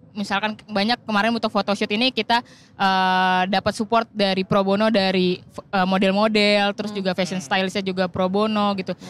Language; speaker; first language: Indonesian; native; Indonesian